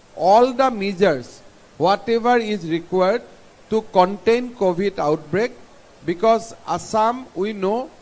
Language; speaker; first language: English; non-native, local second language; Assamese